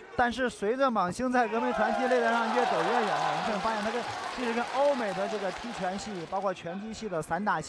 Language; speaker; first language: Chinese; native; Chinese